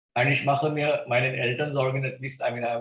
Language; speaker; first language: German; non-native, fluent; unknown